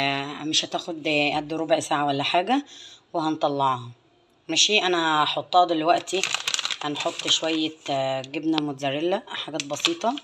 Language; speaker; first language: Arabic; native; Arabic